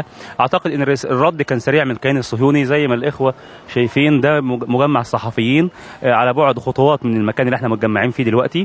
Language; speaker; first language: Arabic; native; Arabic